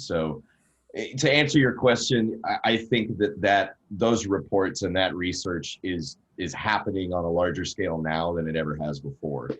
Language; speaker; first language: English; native; English